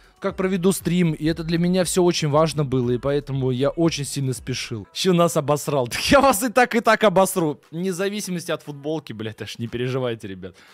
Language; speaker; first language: Russian; native; Russian